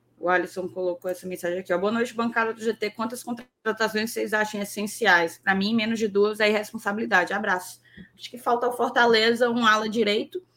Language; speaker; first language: Portuguese; native; Portuguese